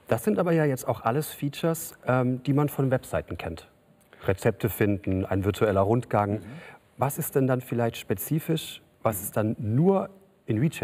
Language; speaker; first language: German; native; German